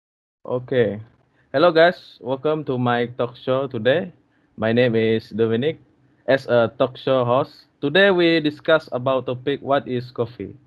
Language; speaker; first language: English; non-native, learner; Malay